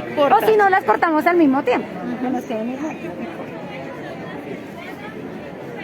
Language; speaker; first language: Spanish; native; Spanish